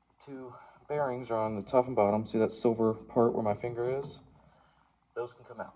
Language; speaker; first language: English; native; English